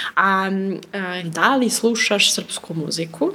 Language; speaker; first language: Serbian; native; Serbian